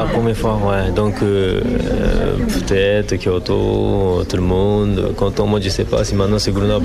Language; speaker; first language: French; non-native, learner; Japanese